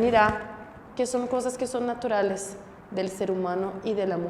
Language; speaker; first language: Spanish; non-native, fluent; Portuguese